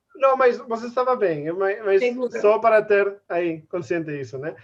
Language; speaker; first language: Portuguese; non-native, fluent; Spanish